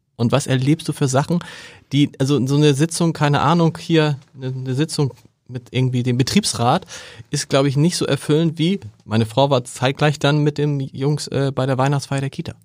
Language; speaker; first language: German; native; German